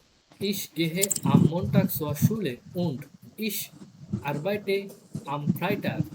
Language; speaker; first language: German; non-native, fluent; Bangla